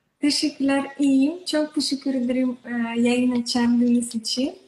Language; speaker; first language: Turkish; non-native, learner; Russian